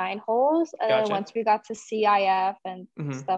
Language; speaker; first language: English; native; English